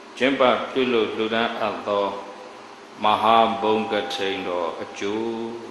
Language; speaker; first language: Burmese; native; Burmese